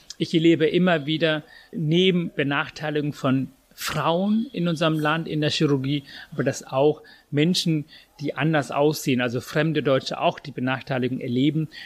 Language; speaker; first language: German; non-native, fluent; Tamil